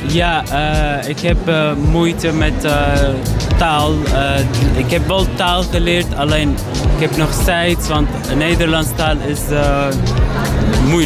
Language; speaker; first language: Dutch; non-native, learner; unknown